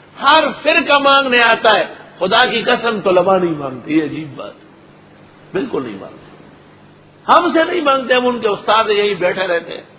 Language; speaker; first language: Urdu; non-native, local second language; Pashto